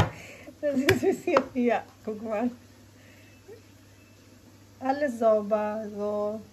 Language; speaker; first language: German; non-native, learner; Urdu